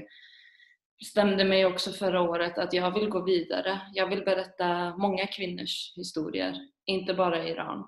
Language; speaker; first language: Swedish; early bilingual, other home language; Persian